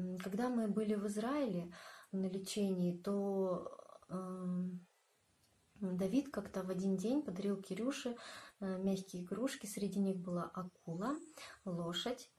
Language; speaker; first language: Russian; native; Russian